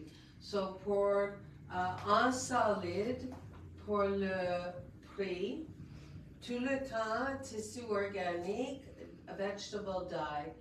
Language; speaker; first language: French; non-native, local second language; English